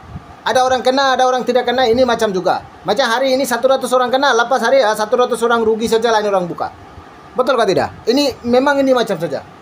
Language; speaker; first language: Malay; non-native, learner; Bangla